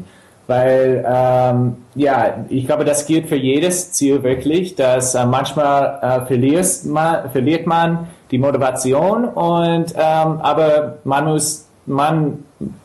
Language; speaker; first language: German; non-native, fluent; English